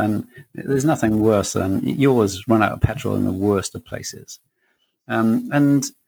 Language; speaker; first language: English; native; English